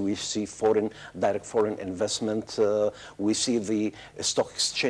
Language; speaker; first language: English; non-native, fluent; Arabic